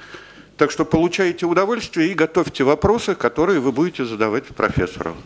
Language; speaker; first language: Russian; native; Russian